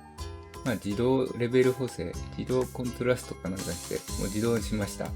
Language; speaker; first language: Japanese; native; Japanese